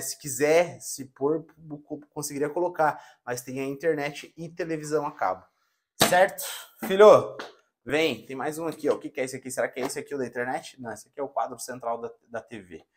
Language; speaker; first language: Portuguese; native; Portuguese